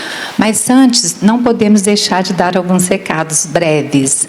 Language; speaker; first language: Portuguese; native; Portuguese